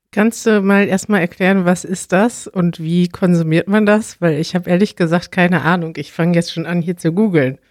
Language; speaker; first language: German; native; German